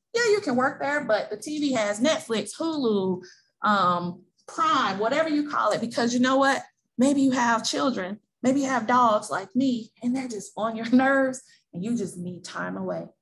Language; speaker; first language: English; native; English